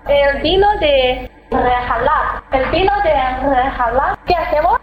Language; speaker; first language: Spanish; non-native, fluent; Chinese